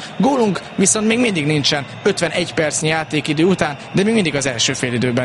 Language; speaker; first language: Hungarian; native; Hungarian